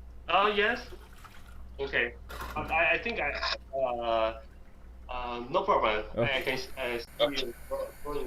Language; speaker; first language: English; non-native, learner; Chinese